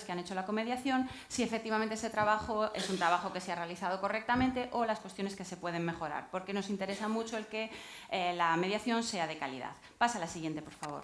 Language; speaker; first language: Spanish; native; Spanish